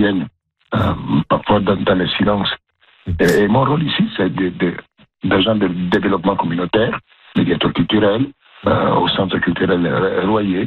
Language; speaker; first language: French; non-native, fluent; Italian